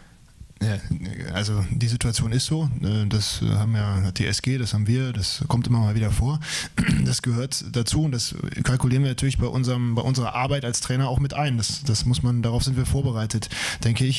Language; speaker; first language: German; native; German